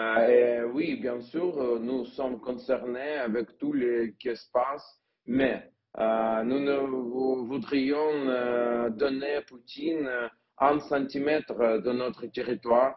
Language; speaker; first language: French; non-native, learner; Ukrainian